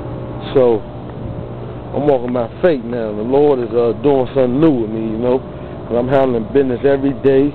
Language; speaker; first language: English; native; English